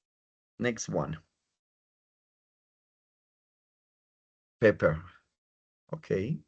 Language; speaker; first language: English; non-native, fluent; Spanish